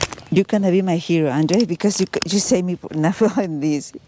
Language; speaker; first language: English; non-native, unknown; Spanish